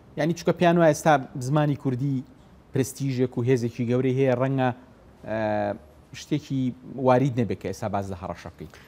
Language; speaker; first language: Central Kurdish; native; Central Kurdish